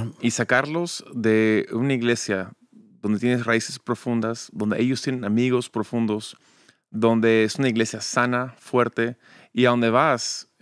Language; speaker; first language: Spanish; early bilingual, other home language; English